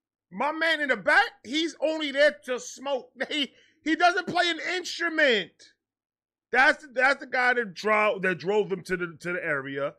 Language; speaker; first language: English; early bilingual, other home language; Spanish